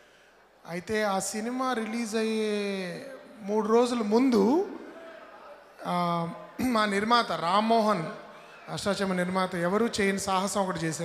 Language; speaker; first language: Telugu; native; Telugu